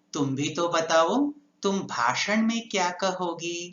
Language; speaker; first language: Hindi; non-native, local second language; Telugu